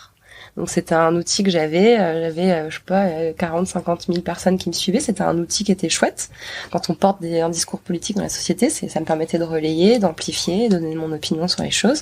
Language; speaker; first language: French; native; French